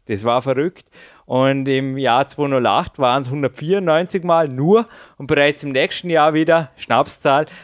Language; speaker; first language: German; native; German